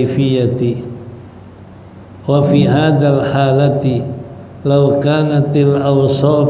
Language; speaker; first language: Arabic; non-native, fluent; Indonesian